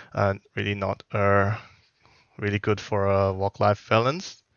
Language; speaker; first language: English; non-native, fluent; Burmese